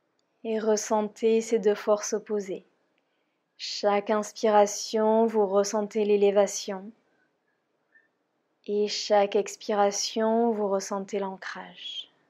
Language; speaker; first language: French; native; French